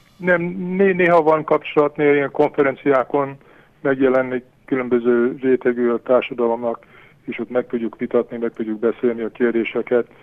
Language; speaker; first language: Hungarian; early bilingual, heritage; Hungarian